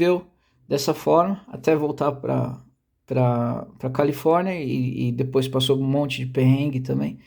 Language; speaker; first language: Portuguese; native; Portuguese